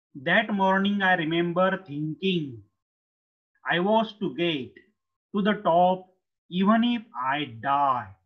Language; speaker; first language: English; non-native, local second language; Marathi